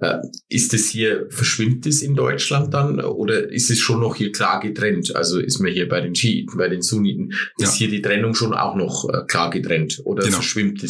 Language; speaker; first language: German; native; German